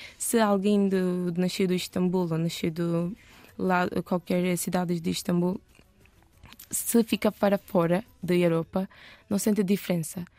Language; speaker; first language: Portuguese; non-native, learner; Turkish